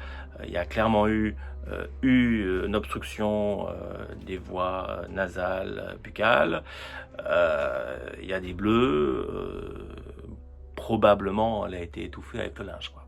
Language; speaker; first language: French; native; French